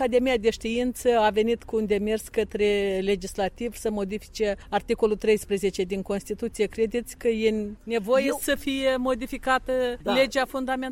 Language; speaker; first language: Romanian; native; Romanian